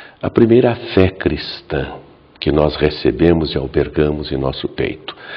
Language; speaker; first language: Portuguese; native; Portuguese